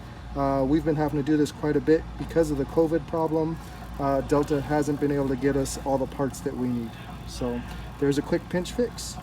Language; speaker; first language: English; native; English